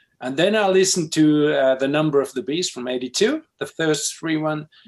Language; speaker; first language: English; non-native, fluent; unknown